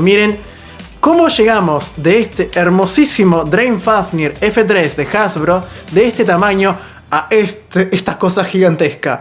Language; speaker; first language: Spanish; native; Spanish